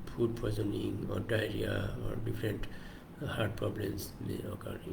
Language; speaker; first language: English; non-native, local second language; Bangla